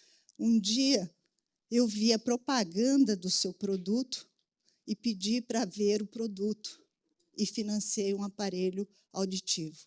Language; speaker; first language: Portuguese; native; Portuguese